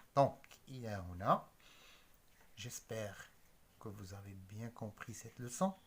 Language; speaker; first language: French; non-native, local second language; Arabic